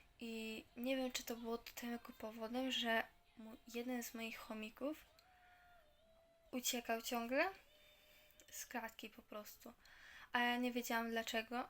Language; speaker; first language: Polish; native; Polish